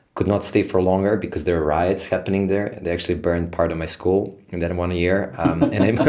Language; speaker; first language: English; non-native, fluent; Serbian